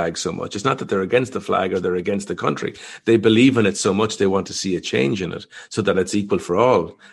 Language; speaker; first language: English; native; English